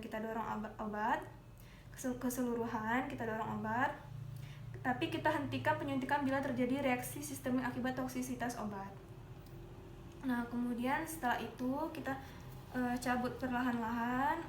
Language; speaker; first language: Indonesian; native; Indonesian